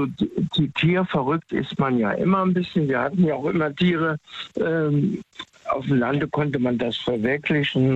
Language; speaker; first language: German; native; German